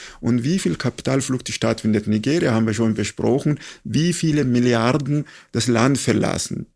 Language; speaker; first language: German; non-native, fluent; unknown